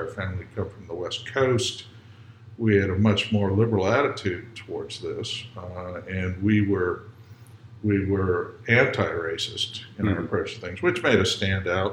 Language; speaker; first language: English; native; English